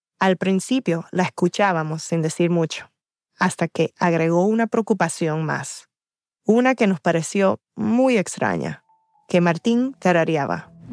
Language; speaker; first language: Spanish; early bilingual, heritage; Spanish